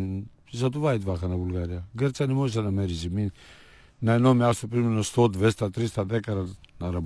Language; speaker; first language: Bulgarian; non-native, learner; Greek